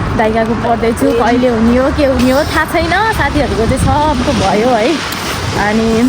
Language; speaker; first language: Nepali; native; Nepali